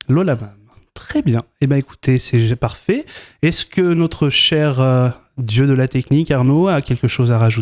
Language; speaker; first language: French; native; French